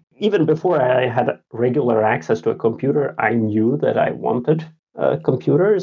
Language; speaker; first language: English; non-native, fluent; Latvian